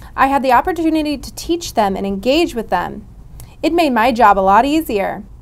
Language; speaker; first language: English; native; English